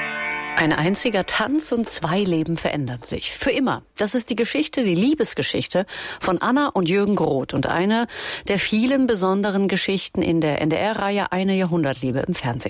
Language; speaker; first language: German; native; German